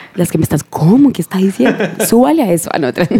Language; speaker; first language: Spanish; native; Spanish